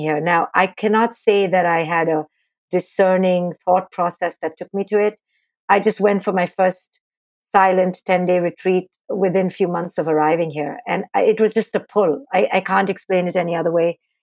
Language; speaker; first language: English; non-native, local second language; Hindi